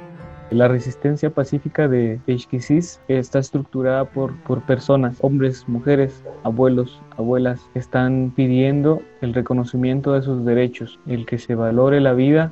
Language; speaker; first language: Spanish; native; Spanish